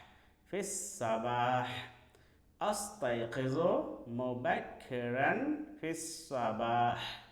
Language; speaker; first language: Arabic; non-native, fluent; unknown